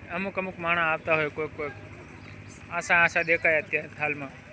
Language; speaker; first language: Gujarati; non-native, local second language; Bhili